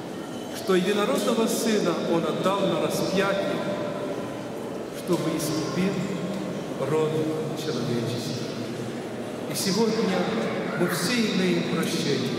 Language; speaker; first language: Russian; non-native, local second language; Ukrainian